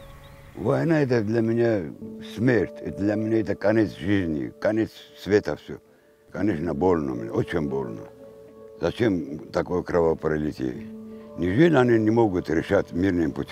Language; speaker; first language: Russian; non-native, local second language; Azerbaijani